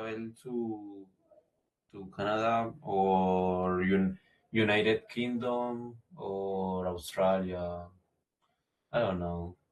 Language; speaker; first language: English; non-native, learner; Spanish